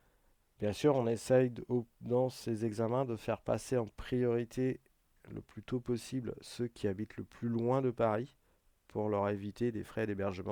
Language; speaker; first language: French; native; French